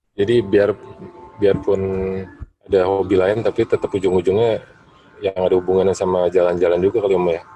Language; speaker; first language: Indonesian; native; Indonesian